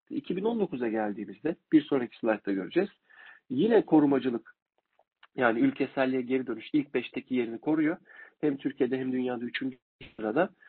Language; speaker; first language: Turkish; native; Turkish